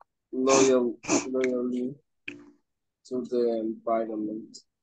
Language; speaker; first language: English; non-native, learner; Spanish